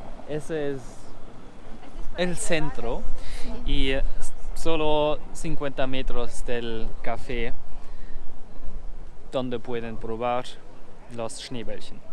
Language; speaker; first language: Spanish; non-native, learner; German